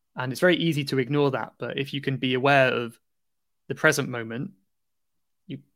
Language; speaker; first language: English; native; English